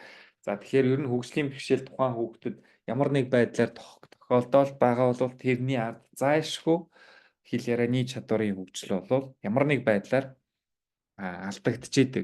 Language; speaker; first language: Mongolian; native; Mongolian